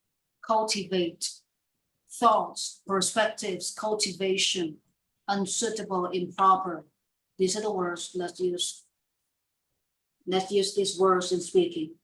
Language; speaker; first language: English; non-native, fluent; Vietnamese